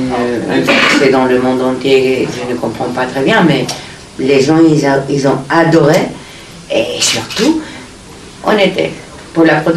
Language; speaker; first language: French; non-native, fluent; Spanish